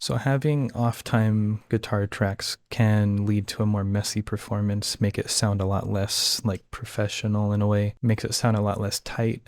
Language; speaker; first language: English; native; English